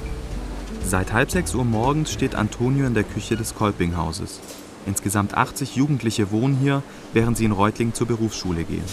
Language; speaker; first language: German; native; German